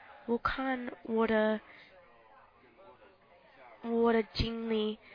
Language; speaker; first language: Chinese; non-native, learner; English